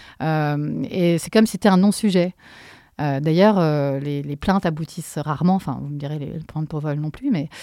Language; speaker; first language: French; native; French